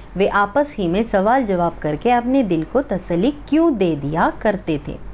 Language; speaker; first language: Hindi; non-native, local second language; Malayalam